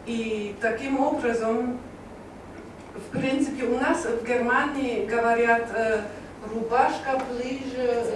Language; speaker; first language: Russian; non-native, learner; German